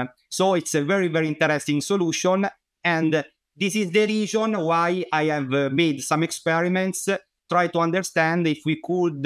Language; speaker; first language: English; non-native, fluent; Italian